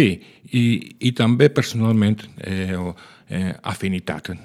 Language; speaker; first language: Catalan; non-native, local second language; Spanish